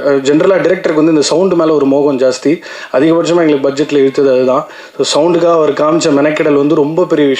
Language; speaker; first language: Tamil; native; Tamil